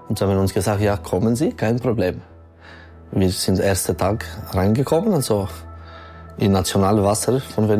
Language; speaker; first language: German; non-native, local second language; French